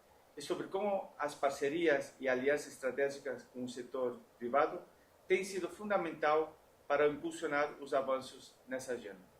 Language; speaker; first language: Portuguese; non-native, fluent; Spanish